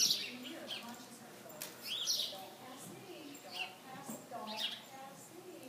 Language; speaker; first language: English; native; English